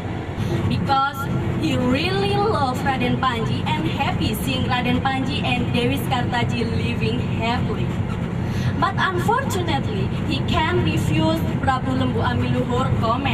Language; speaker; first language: English; non-native, learner; Indonesian